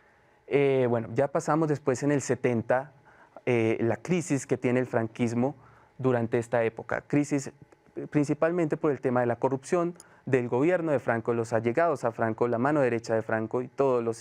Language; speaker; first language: Spanish; native; Spanish